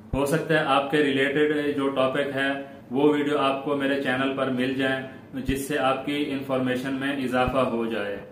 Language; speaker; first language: Urdu; non-native, local second language; Saraiki